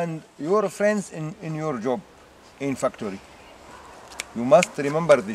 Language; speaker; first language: English; non-native, learner; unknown